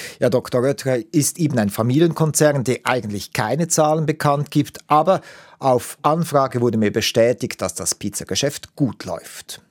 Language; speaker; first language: German; native; German